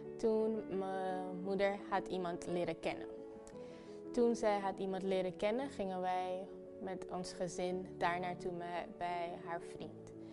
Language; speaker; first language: Dutch; non-native, local second language; Papiamento